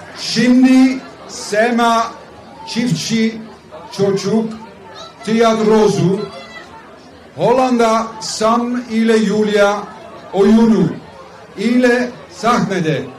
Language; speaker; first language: Turkish; non-native, learner; Dutch